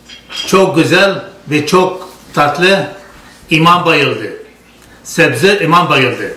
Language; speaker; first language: Turkish; non-native, learner; Arabic